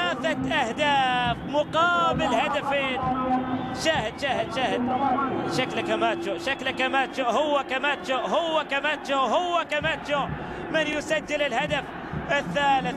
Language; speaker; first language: Arabic; native; Arabic